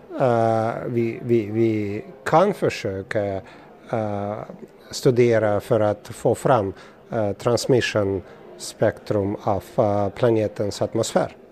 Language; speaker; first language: Swedish; non-native, fluent; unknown